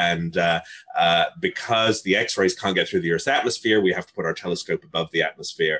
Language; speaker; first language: English; native; English